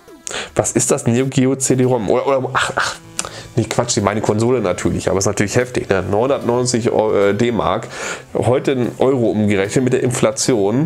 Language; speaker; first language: German; native; German